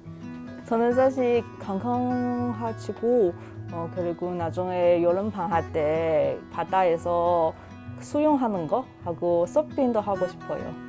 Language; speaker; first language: Korean; non-native, learner; Chinese